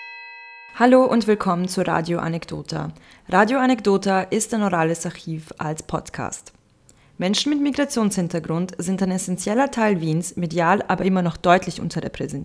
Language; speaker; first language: German; early bilingual, other home language; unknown